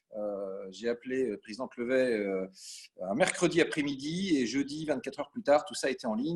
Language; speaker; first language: French; native; French